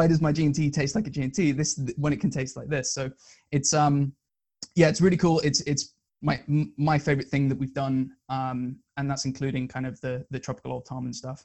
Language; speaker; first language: English; native; English